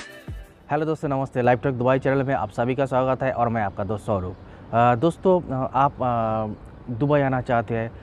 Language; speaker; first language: Hindi; non-native, local second language; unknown